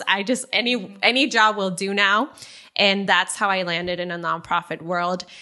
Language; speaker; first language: English; early bilingual, other home language; Spanish